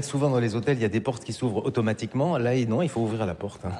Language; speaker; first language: French; native; French